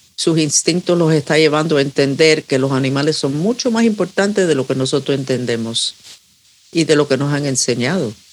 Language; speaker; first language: Spanish; non-native, fluent; English